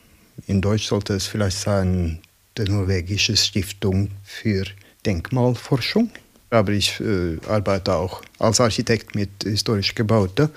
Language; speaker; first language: German; non-native, learner; Norwegian